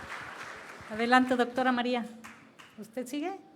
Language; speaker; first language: Spanish; native; Spanish